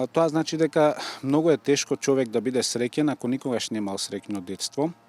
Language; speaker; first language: Macedonian; non-native, local second language; Turkish